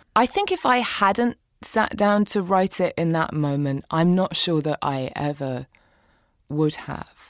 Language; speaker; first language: English; native; English